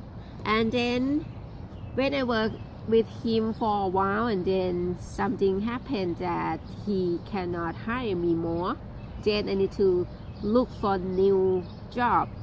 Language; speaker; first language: English; non-native, learner; Thai